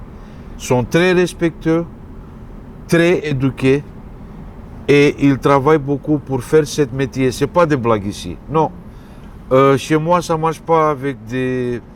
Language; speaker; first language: French; non-native, fluent; Romanian